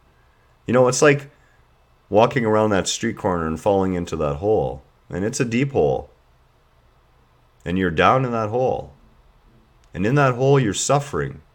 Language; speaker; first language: English; native; English